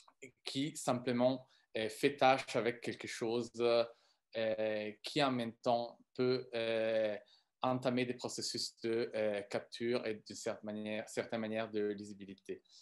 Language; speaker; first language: French; non-native, fluent; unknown